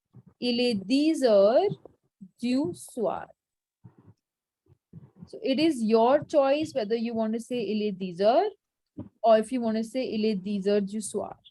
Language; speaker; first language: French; non-native, fluent; Hindi